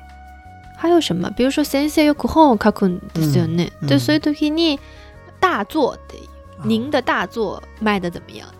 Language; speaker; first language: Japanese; non-native, fluent; Chinese